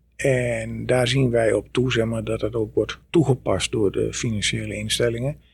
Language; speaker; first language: Dutch; native; Dutch